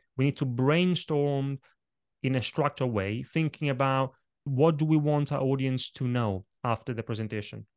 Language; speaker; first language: English; non-native, fluent; Italian